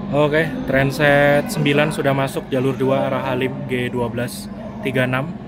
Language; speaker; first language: Indonesian; native; Indonesian